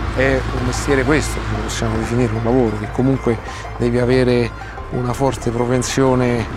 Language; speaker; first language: Italian; non-native, fluent; Arabic